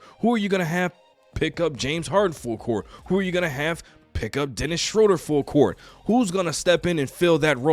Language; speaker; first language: English; native; English